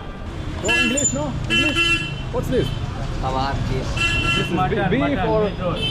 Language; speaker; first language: English; non-native, learner; Arabic